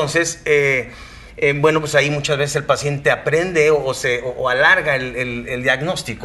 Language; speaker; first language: Spanish; native; Spanish